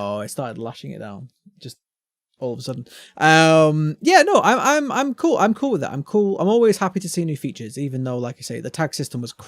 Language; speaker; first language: English; native; English